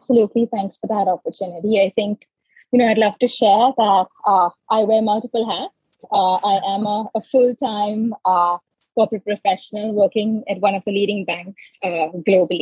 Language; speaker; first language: English; non-native, local second language; Hindi